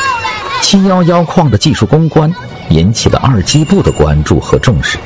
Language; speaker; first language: Chinese; native; Chinese